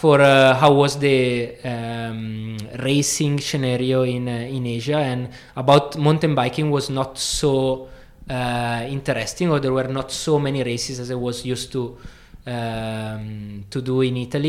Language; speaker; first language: English; non-native, fluent; Italian